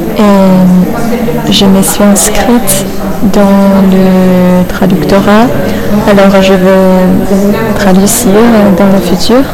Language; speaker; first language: French; non-native, fluent; English